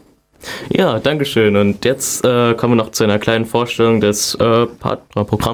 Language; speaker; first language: German; native; German